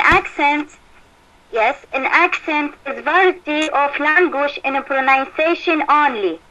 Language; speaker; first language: English; non-native, learner; Arabic